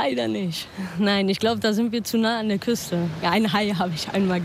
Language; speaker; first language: German; native; German